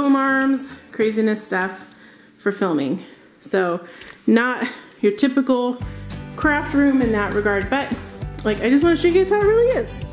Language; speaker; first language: English; native; English